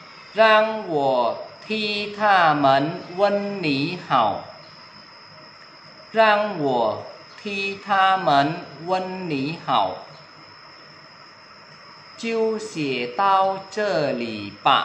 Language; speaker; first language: Chinese; non-native, fluent; Vietnamese